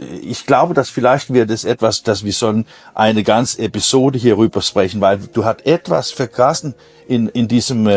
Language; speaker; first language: German; non-native, learner; Danish